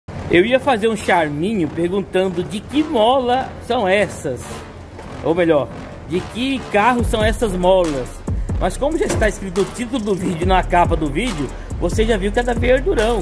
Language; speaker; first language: Portuguese; native; Portuguese